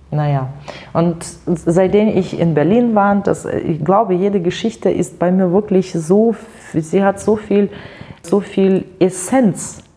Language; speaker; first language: German; non-native, fluent; Russian